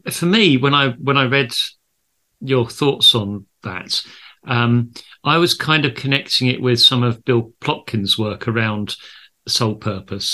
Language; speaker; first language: English; native; English